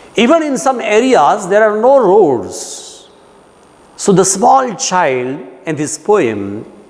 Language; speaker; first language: English; non-native, local second language; Marathi